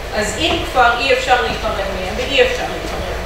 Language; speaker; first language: Hebrew; non-native, fluent; English